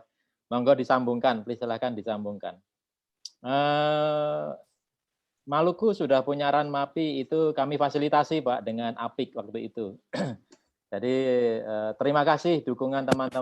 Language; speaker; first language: Indonesian; native; Indonesian